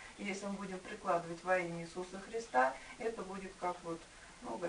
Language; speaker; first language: Russian; native; Russian